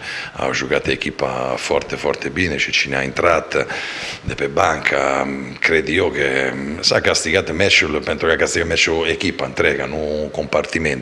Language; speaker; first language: Romanian; non-native, fluent; Italian